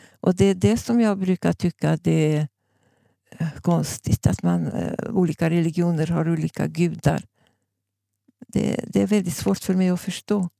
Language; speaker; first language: Swedish; non-native, fluent; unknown